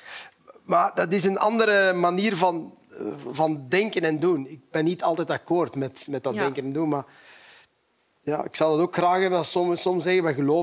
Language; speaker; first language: Dutch; native; Dutch